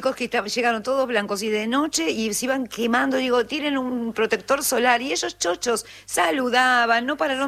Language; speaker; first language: Spanish; native; Spanish